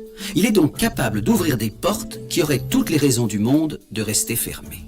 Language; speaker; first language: French; native; French